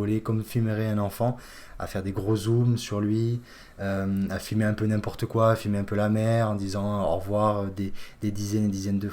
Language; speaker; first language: French; native; French